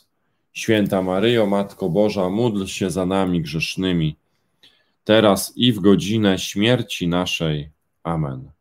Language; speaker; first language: Polish; native; Polish